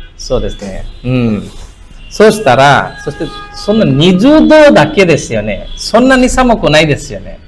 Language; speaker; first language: Japanese; non-native, fluent; Bangla